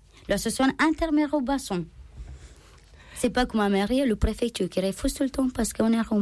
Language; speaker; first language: French; non-native, learner; Romanian